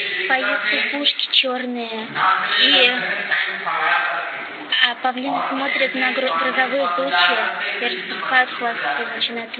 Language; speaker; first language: Russian; native; Russian